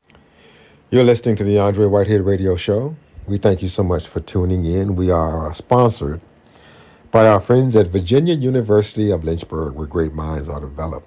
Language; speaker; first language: English; native; English